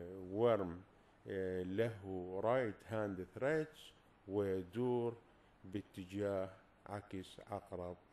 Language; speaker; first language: Arabic; native; Arabic